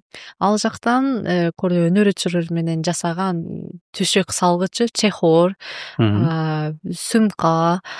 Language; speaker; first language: Kyrgyz; non-native, learner; Japanese